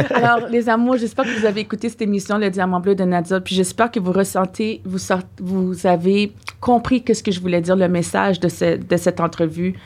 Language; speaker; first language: French; non-native, fluent; English